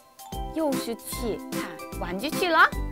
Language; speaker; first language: Chinese; non-native, fluent; Korean